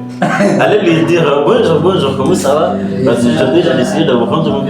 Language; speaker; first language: French; non-native, learner; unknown